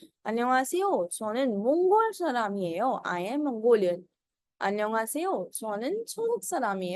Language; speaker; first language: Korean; non-native, fluent; Hindi